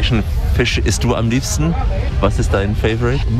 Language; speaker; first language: German; native; German